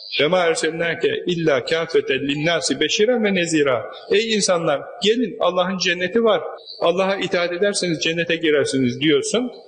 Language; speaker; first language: Turkish; native; Turkish